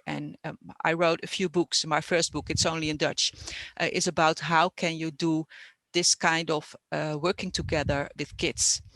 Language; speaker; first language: English; non-native, fluent; Dutch